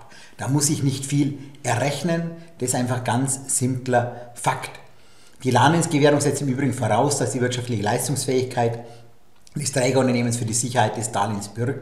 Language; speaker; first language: German; native; German